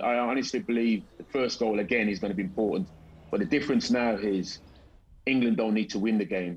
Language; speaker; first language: English; native; English